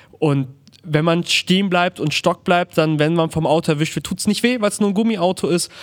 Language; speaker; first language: German; early bilingual, other home language; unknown